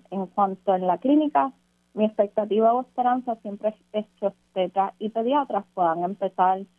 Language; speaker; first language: Spanish; native; Spanish